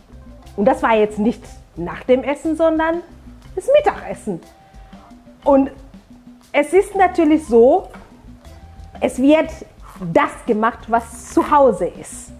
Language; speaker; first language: German; non-native, fluent; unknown